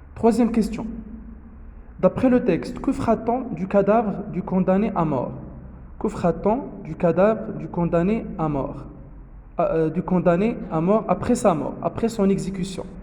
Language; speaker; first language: French; non-native, local second language; Arabic